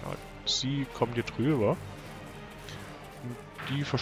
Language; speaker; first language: German; native; German